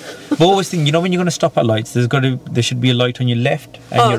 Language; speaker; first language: English; native; English